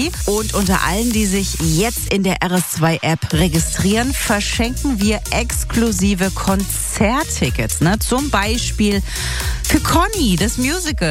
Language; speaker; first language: German; native; German